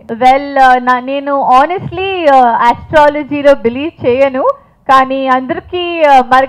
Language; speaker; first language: Telugu; non-native, fluent; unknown